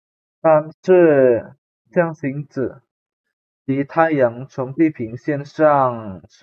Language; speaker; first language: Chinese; non-native, fluent; Indonesian